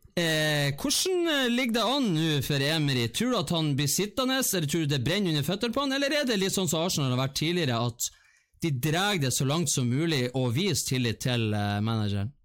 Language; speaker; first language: Norwegian; native; Norwegian